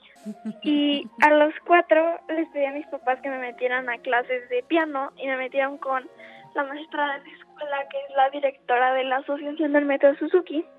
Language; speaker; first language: Spanish; native; Spanish